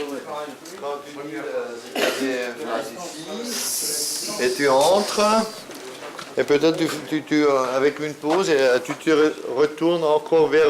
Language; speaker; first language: French; non-native, fluent; German